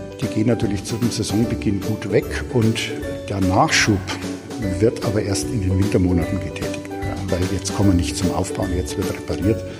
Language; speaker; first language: German; native; German